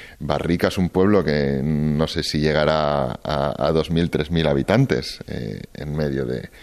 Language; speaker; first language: Spanish; native; Spanish